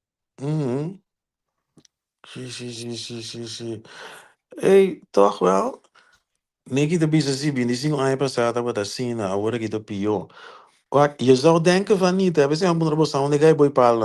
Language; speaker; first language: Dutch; non-native, local second language; Papiamento